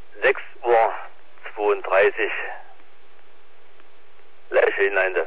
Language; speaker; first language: German; native; German